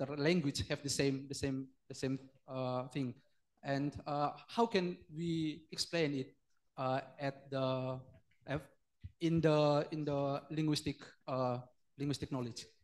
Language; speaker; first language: English; non-native, learner; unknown